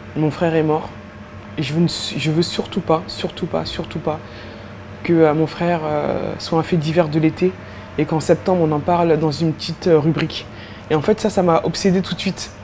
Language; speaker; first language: French; native; French